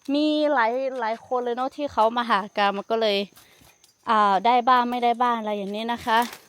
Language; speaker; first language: Thai; non-native, local second language; Lahu